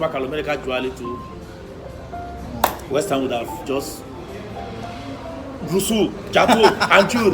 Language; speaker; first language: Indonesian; non-native, fluent; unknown